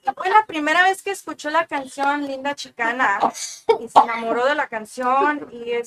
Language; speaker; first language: Spanish; early bilingual, heritage; Spanish